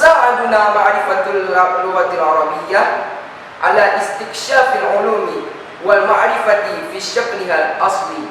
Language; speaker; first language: Arabic; non-native, learner; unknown